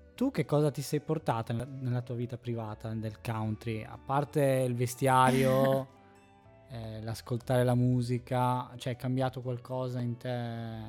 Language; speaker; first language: Italian; native; Italian